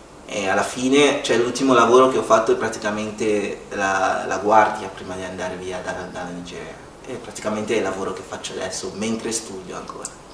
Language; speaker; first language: Italian; non-native, fluent; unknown